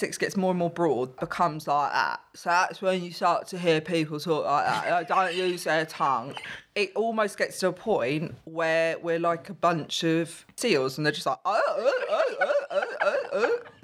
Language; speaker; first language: English; native; English